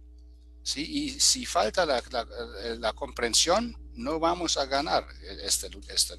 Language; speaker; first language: Spanish; non-native, fluent; German